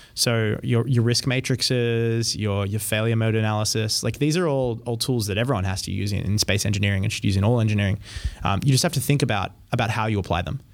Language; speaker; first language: English; native; English